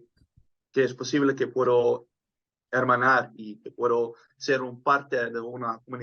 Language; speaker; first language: Spanish; non-native, fluent; Dutch